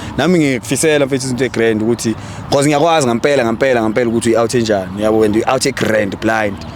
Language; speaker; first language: Zulu; native; Zulu